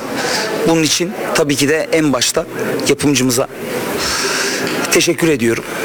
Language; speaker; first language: Turkish; native; Turkish